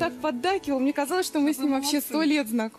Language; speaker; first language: Russian; native; Russian